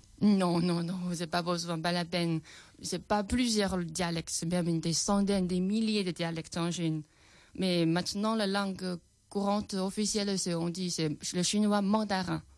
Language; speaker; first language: French; non-native, fluent; Chinese